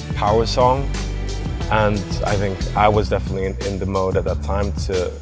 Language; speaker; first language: English; non-native, fluent; Swedish